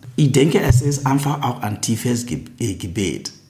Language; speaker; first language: German; non-native, fluent; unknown